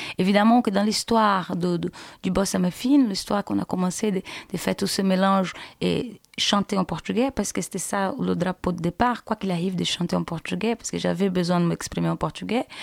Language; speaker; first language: French; non-native, fluent; Portuguese